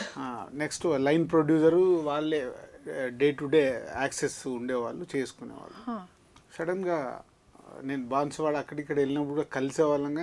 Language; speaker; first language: Telugu; native; Telugu